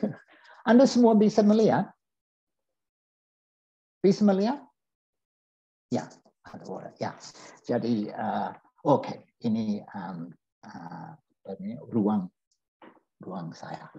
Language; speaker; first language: Indonesian; non-native, fluent; English